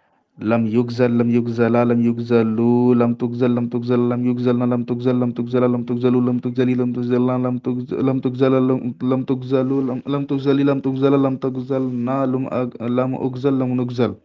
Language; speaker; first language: Arabic; non-native, learner; Urdu